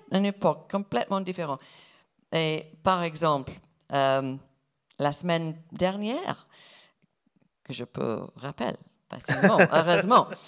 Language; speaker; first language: French; non-native, fluent; English